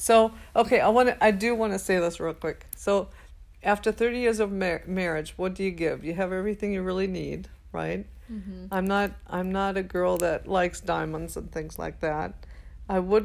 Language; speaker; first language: English; non-native, fluent; German